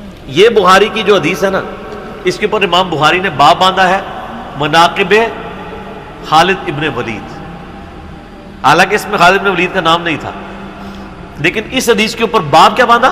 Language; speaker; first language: Urdu; non-native, local second language; Punjabi